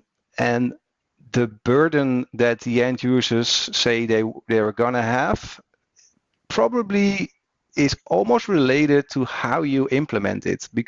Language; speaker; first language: English; non-native, fluent; Dutch